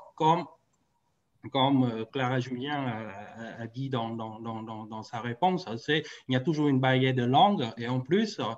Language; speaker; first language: French; non-native, fluent; Vietnamese